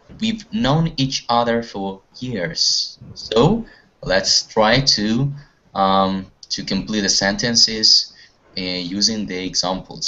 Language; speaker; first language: English; non-native, fluent; Russian